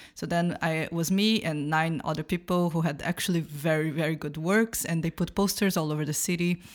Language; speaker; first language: English; non-native, fluent; Portuguese